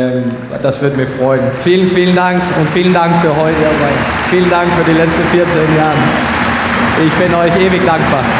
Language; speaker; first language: German; non-native, fluent; Danish